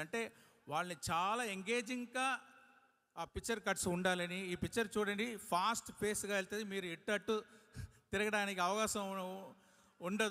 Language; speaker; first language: Telugu; non-native, local second language; Tamil